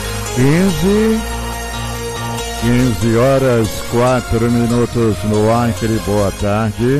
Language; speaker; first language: Portuguese; native; Portuguese